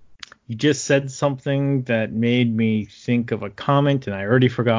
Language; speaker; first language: English; native; English